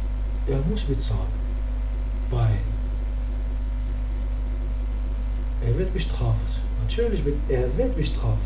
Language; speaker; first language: German; non-native, learner; Arabic